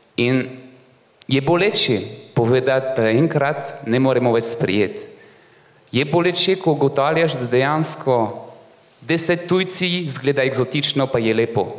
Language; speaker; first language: Slovenian; non-native, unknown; French